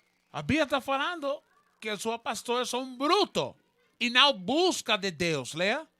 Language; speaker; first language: Portuguese; non-native, learner; Spanish